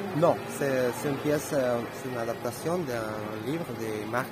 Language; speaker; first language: French; non-native, fluent; Spanish